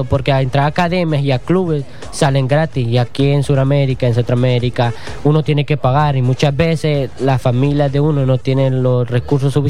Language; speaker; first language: Spanish; native; Spanish